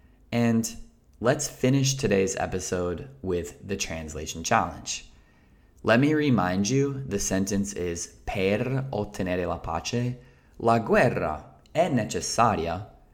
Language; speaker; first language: English; native; English